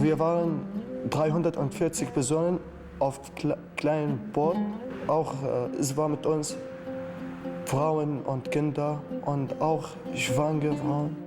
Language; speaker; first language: German; non-native, learner; Arabic